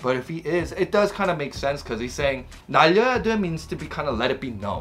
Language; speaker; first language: English; native; English